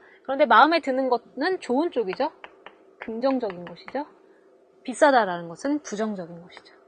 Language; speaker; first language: Korean; native; Korean